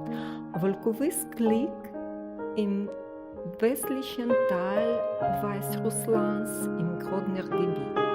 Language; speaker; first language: German; non-native, learner; Russian